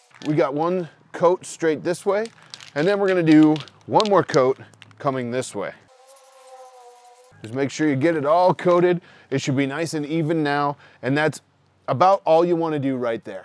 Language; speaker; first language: English; native; English